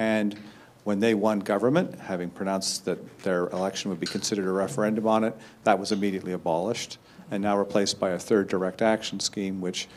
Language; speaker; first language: English; native; English